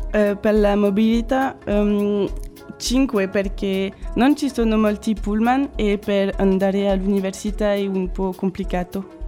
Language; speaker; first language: Italian; non-native, learner; French